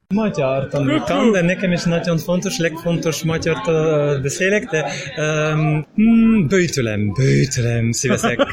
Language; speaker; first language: Hungarian; non-native, learner; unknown